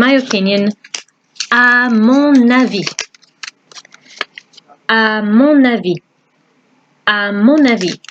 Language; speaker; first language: French; non-native, fluent; English